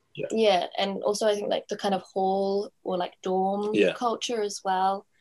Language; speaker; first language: English; native; English